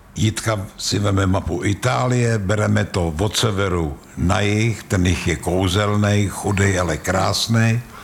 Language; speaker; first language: Czech; native; Czech